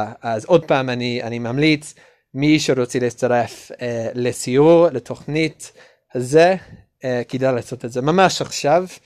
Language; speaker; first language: Hebrew; non-native, learner; English